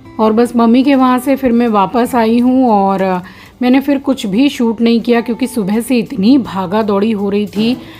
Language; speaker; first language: Hindi; native; Hindi